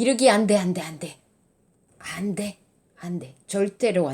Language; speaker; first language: Korean; non-native, learner; French